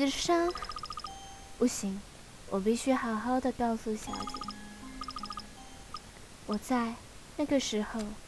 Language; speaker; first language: Chinese; native; Chinese